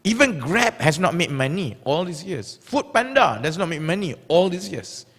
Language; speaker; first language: English; non-native, local second language; Malay